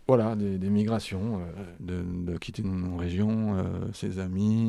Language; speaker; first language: French; native; French